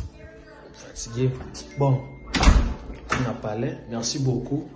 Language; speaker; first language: French; non-native, local second language; Lingala